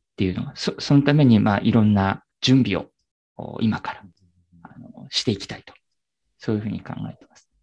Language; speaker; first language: Japanese; native; Japanese